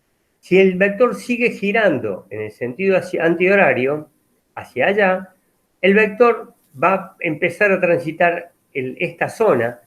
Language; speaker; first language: Spanish; native; Spanish